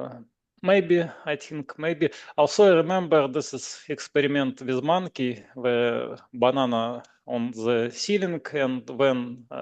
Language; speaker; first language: English; non-native, learner; Russian